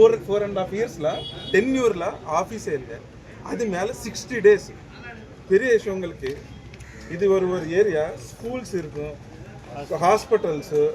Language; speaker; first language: Tamil; non-native, local second language; Telugu